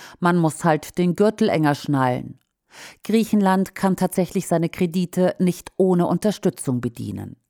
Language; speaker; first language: German; native; German